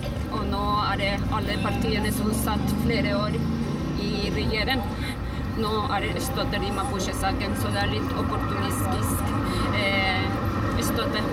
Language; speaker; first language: Norwegian; non-native, fluent; Spanish